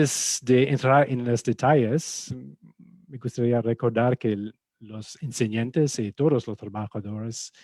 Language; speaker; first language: Spanish; non-native, fluent; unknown